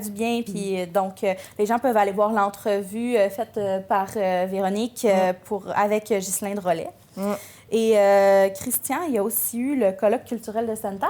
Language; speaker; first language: French; native; French